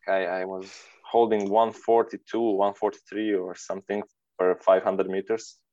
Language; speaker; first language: English; non-native, fluent; Serbian